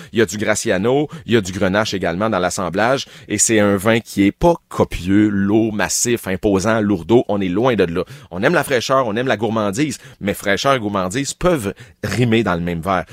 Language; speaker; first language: French; native; French